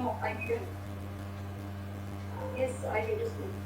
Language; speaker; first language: English; non-native, learner; Kannada